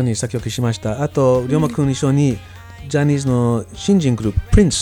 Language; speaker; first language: Japanese; non-native, learner; English